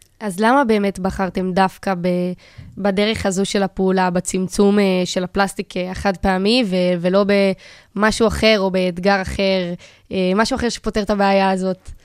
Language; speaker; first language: Hebrew; native; Hebrew